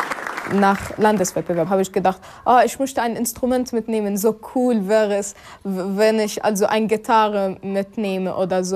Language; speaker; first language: German; non-native, fluent; Arabic